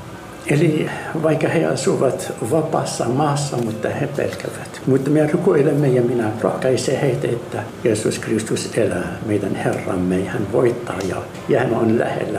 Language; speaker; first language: Finnish; non-native, fluent; Arabic